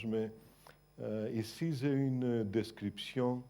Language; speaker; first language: French; non-native, fluent; Greek